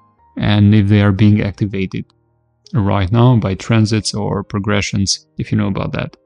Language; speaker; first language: English; non-native, fluent; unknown